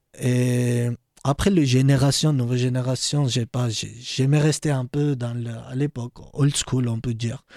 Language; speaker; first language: French; non-native, learner; Georgian